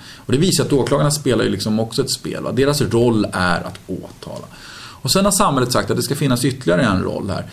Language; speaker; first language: Swedish; native; Swedish